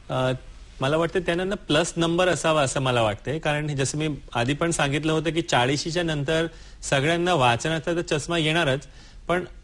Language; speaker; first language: Marathi; non-native, local second language; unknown